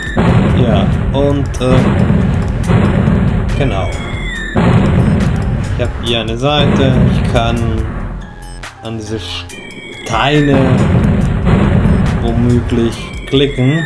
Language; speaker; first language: German; non-native, fluent; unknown